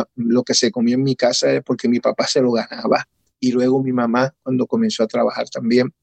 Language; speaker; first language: Spanish; early bilingual, heritage; Spanish